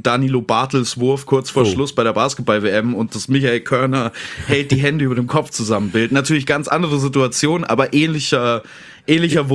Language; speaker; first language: German; native; German